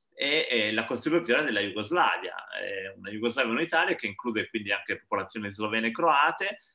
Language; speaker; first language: Italian; native; Italian